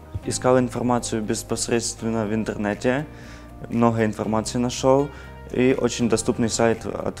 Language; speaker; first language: Ukrainian; non-native, local second language; Russian